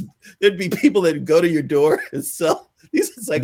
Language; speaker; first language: English; native; English